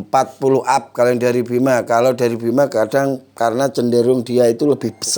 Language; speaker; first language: Indonesian; native; Indonesian